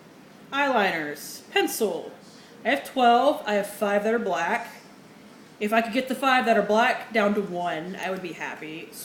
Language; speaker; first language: English; native; English